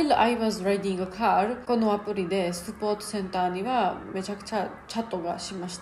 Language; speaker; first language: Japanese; non-native, learner; Georgian